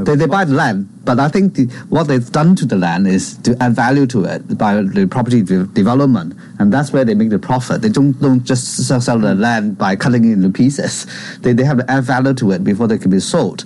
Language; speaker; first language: English; non-native, local second language; Cantonese